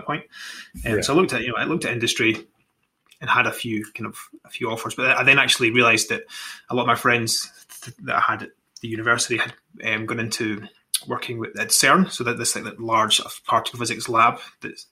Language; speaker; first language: English; native; English